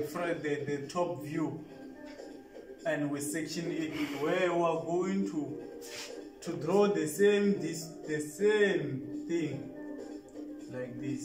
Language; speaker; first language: English; non-native, local second language; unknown